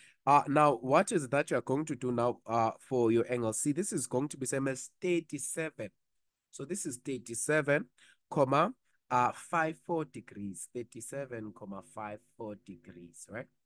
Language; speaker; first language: English; non-native, local second language; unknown